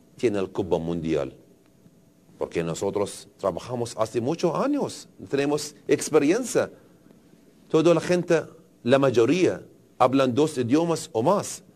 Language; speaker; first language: Spanish; non-native, learner; Arabic